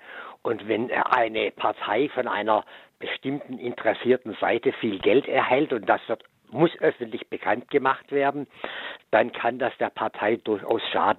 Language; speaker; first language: German; native; German